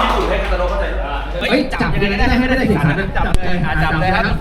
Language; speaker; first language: Thai; native; Thai